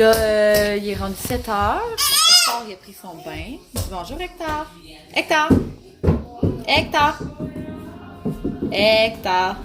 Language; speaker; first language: French; native; French